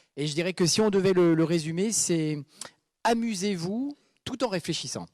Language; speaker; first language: French; native; French